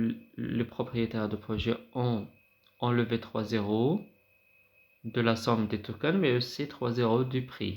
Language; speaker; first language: French; non-native, fluent; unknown